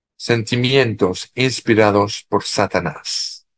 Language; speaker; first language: Spanish; non-native, fluent; French